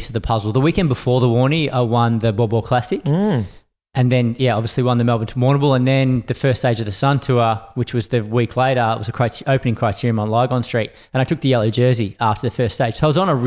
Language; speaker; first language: English; native; English